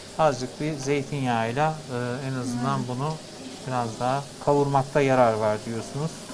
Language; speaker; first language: Turkish; native; Turkish